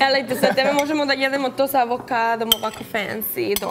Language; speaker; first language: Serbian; non-native, learner; Spanish